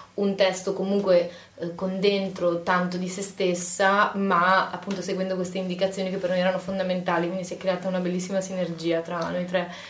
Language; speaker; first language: Italian; native; Italian